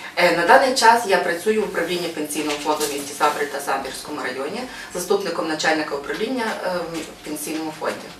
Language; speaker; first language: Ukrainian; native; Ukrainian